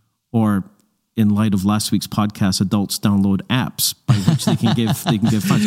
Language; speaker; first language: English; native; English